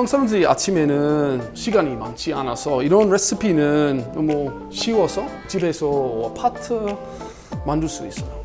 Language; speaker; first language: Korean; non-native, learner; English